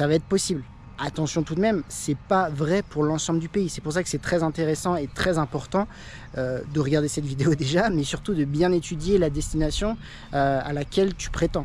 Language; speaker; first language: French; native; French